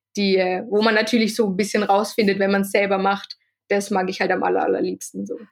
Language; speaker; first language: German; native; German